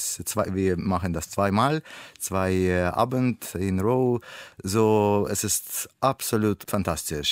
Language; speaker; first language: German; non-native, learner; Russian